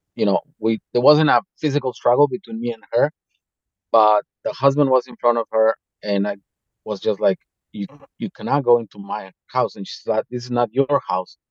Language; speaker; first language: English; non-native, fluent; Spanish